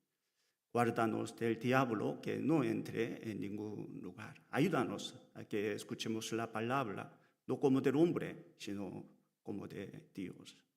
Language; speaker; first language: Spanish; non-native, learner; Korean